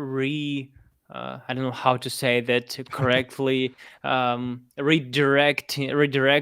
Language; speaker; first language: English; non-native, fluent; Russian